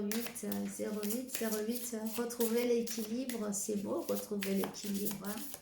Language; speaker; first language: French; non-native, fluent; Spanish